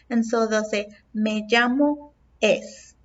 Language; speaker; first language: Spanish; non-native, fluent; English